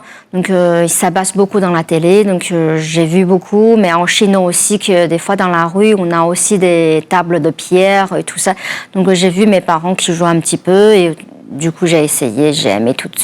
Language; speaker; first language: French; non-native, fluent; Chinese